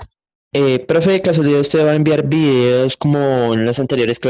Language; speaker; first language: Spanish; native; Spanish